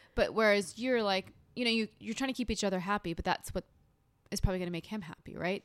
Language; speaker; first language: English; early bilingual, other home language; Hindi